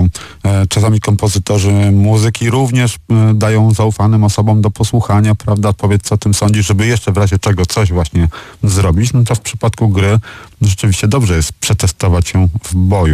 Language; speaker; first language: Polish; native; Polish